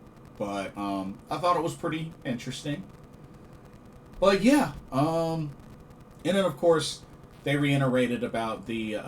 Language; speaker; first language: English; native; English